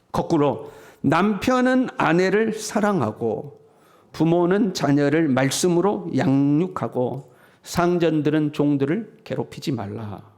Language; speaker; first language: Korean; native; Korean